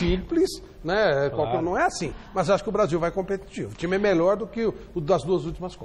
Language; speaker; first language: Portuguese; native; Portuguese